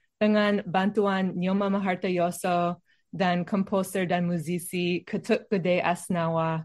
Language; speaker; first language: Indonesian; non-native, learner; English